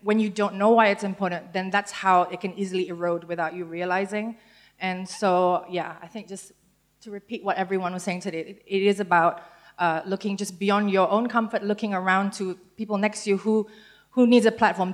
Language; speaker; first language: English; native; English